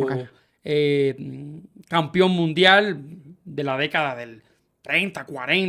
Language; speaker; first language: Spanish; native; Spanish